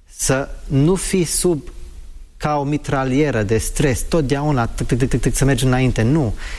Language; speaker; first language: Romanian; early bilingual, heritage; Romanian